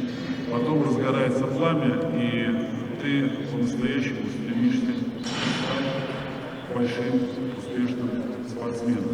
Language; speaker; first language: Russian; native; Russian